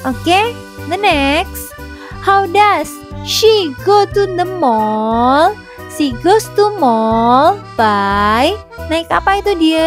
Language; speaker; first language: English; non-native, fluent; Indonesian